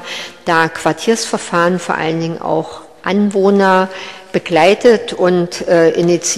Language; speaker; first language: German; native; German